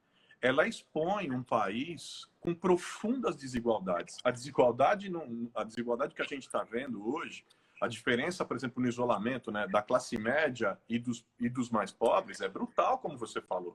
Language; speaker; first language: Portuguese; native; Portuguese